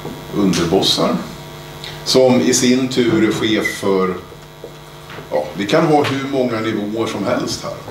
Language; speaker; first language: Swedish; native; Swedish